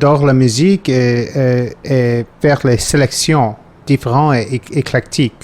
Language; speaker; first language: French; non-native, fluent; English